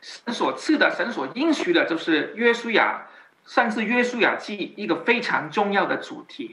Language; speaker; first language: Chinese; native; Chinese